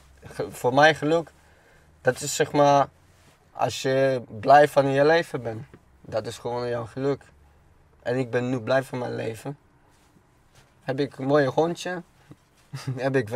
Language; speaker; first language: Dutch; non-native, learner; Polish